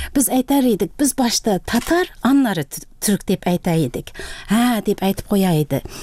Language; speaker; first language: Tatar; early bilingual, heritage; Tatar